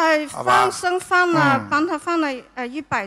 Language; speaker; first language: Chinese; native; Chinese